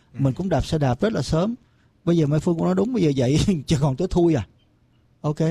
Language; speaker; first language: Vietnamese; early bilingual, heritage; Vietnamese